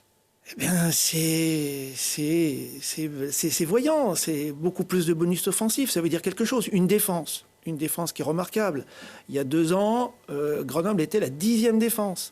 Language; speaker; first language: French; native; French